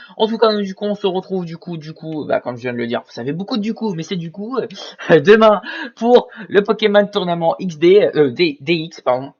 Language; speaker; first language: French; native; French